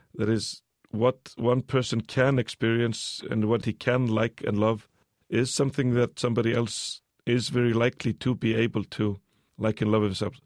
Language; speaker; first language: English; early bilingual, other home language; Icelandic